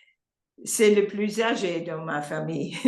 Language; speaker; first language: French; non-native, learner; English